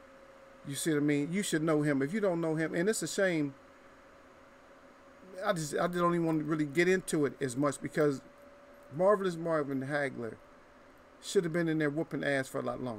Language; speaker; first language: English; native; English